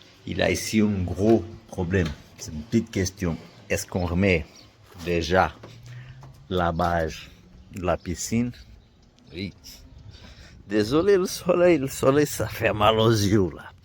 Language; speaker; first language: French; native; French